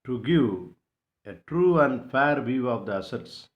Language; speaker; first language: English; non-native, local second language; Tamil